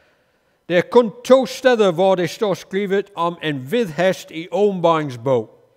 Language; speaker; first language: Danish; non-native, fluent; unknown